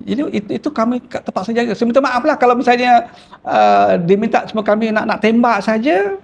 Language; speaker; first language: Malay; native; Malay